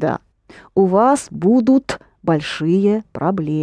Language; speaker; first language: Russian; non-native, fluent; English